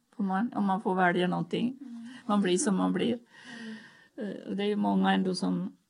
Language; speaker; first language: Swedish; native; Swedish